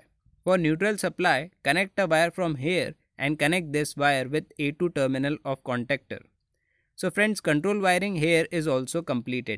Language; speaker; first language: English; non-native, local second language; Hindi